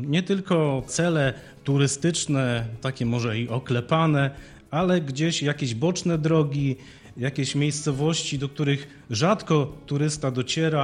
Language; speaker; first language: Polish; native; Polish